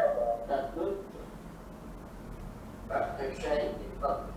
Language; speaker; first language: Arabic; non-native, learner; Indonesian